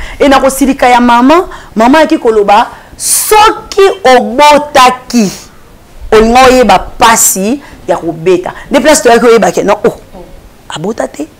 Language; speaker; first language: Lingala; native; Lingala